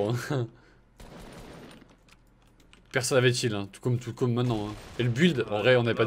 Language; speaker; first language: French; native; French